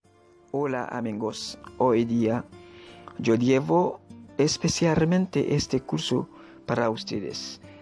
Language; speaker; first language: Spanish; non-native, fluent; Haitian Creole